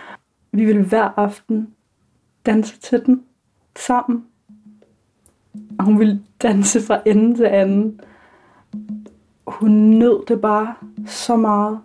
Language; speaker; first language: Danish; early bilingual, other home language; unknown